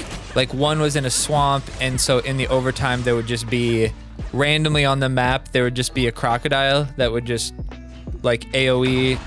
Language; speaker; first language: English; native; English